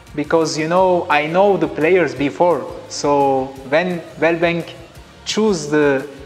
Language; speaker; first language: English; non-native, fluent; Turkish